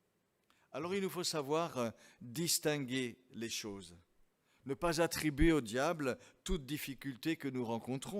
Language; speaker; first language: French; native; French